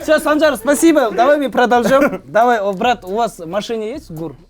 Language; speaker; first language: Russian; non-native, local second language; Kazakh